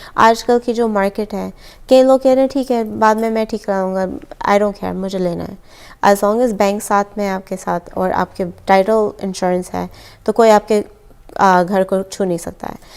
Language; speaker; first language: Hindi; early bilingual, heritage; Hindi